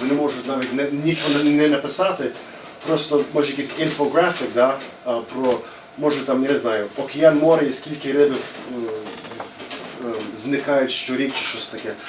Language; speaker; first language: Ukrainian; early bilingual, heritage; English